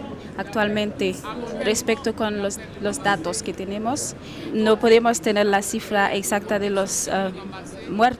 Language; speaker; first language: Spanish; non-native, fluent; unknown